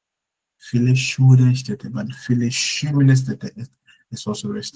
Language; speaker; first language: German; non-native, fluent; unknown